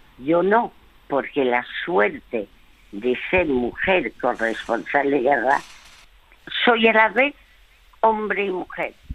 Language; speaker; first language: Spanish; early bilingual, other home language; French